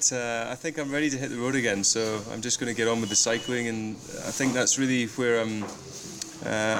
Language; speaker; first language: English; native; English